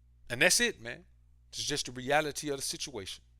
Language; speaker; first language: English; native; English